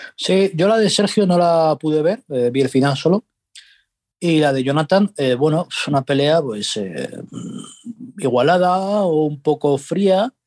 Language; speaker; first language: Spanish; native; Spanish